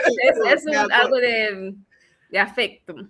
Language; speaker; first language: Spanish; non-native, fluent; English